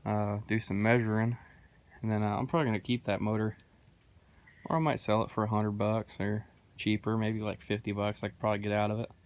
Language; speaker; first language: English; native; English